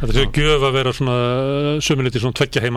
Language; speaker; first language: Icelandic; native; Icelandic